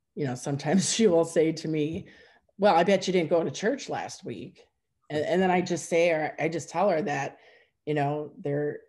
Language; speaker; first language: English; native; English